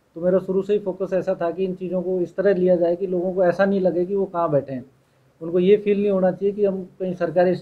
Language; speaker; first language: Hindi; native; Hindi